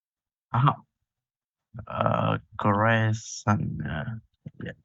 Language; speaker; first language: English; non-native, learner; Vietnamese